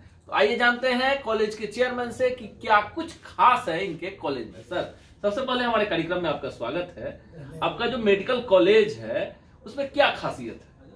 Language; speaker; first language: Hindi; native; Hindi